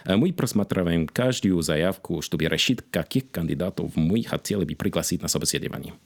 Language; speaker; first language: Russian; non-native, fluent; English